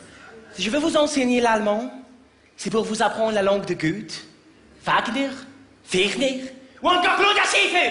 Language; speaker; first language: French; native; French